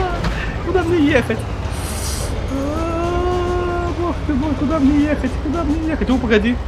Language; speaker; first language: Russian; native; Russian